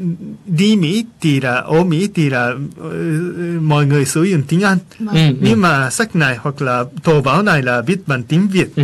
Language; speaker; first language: Vietnamese; non-native, fluent; Japanese